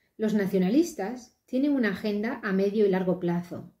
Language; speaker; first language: Spanish; native; Spanish